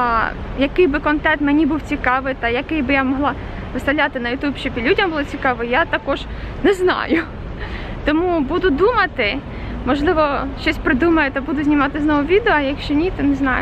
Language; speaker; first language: Ukrainian; native; Ukrainian